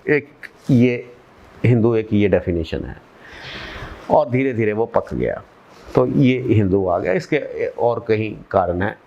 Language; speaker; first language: Hindi; non-native, local second language; Punjabi